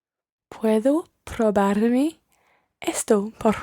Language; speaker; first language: Spanish; non-native, learner; English